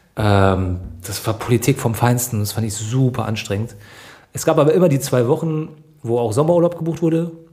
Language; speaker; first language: German; early bilingual, other home language; Turkish